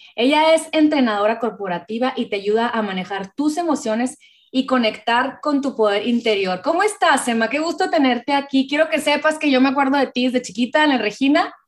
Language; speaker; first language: Spanish; native; Spanish